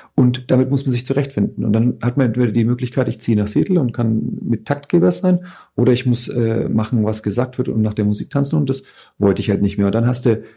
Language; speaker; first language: German; native; German